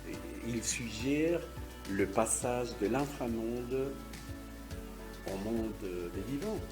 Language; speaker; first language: French; non-native, fluent; Spanish